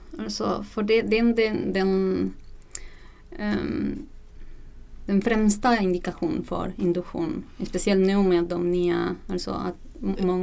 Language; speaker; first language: Swedish; non-native, fluent; Spanish